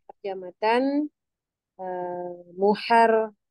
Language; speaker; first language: Arabic; non-native, learner; Indonesian